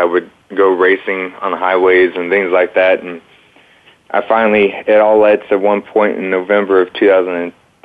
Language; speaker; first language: English; native; English